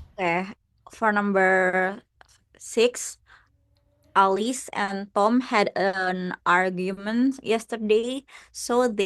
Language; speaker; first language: English; non-native, learner; Indonesian